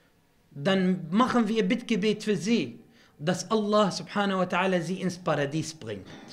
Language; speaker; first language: German; non-native, fluent; Arabic